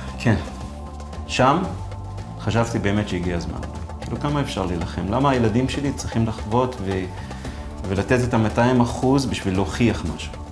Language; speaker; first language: Hebrew; non-native, local second language; Arabic